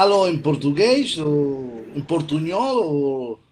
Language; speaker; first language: Portuguese; non-native, learner; Spanish